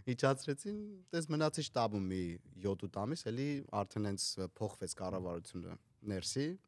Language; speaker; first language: Armenian; native; Armenian